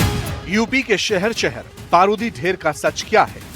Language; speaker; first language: Hindi; native; Hindi